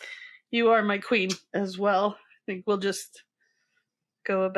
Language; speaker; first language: English; native; English